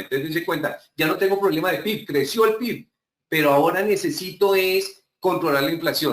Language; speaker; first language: Spanish; native; Spanish